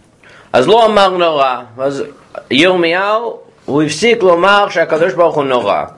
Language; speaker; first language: Hebrew; non-native, fluent; English